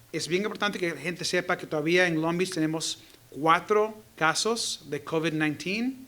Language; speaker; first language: Spanish; early bilingual, heritage; Spanish